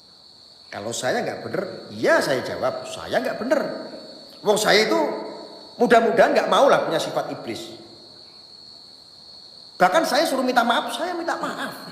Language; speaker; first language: Indonesian; non-native, local second language; Javanese